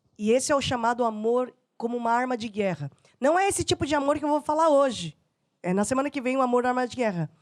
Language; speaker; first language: Portuguese; native; Portuguese